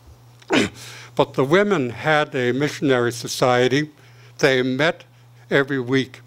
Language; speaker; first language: English; native; English